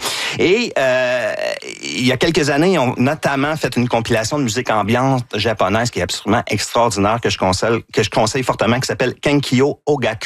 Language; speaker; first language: French; native; French